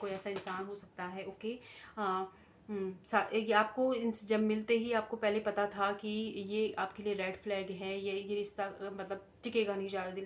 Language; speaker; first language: Hindi; native; Hindi